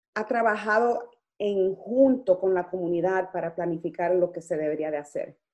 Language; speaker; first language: Spanish; early bilingual, heritage; Spanish